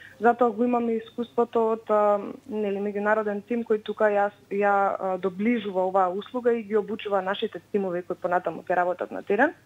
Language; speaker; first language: Macedonian; native; Macedonian